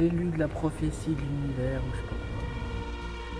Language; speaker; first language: French; native; French